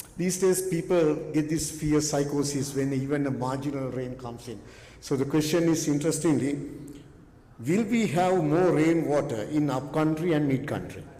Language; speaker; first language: English; non-native, local second language; Sinhala